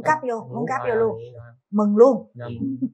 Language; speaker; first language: Vietnamese; native; Vietnamese